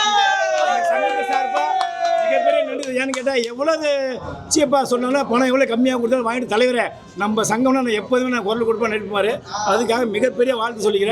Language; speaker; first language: Tamil; native; Tamil